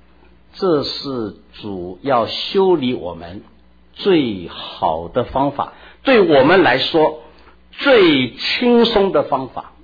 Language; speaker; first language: Chinese; native; Chinese